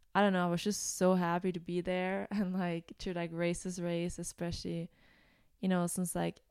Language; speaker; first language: English; non-native, fluent; German